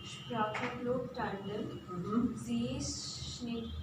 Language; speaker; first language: German; non-native, learner; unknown